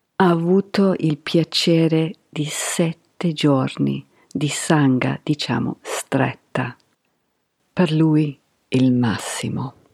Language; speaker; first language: Italian; non-native, fluent; English